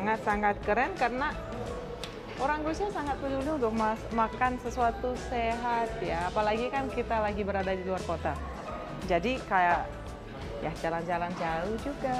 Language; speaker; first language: Indonesian; non-native, fluent; Russian